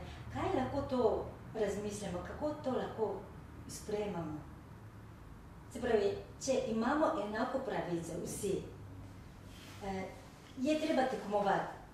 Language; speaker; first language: Slovenian; non-native, learner; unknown